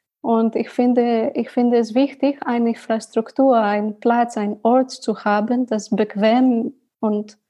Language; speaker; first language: German; non-native, learner; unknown